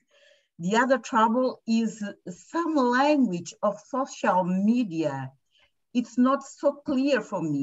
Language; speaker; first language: English; non-native, fluent; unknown